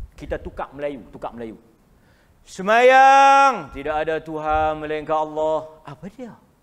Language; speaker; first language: Malay; native; Malay